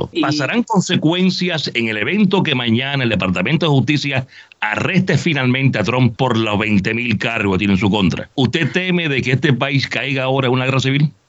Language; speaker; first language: Spanish; native; Spanish